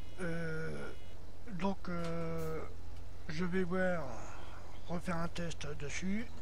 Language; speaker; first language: French; native; French